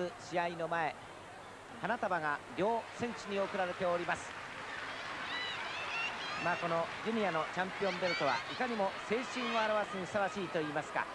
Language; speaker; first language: Japanese; native; Japanese